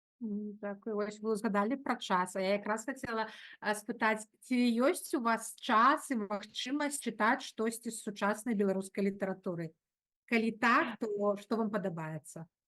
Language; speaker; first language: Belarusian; non-native, local second language; Russian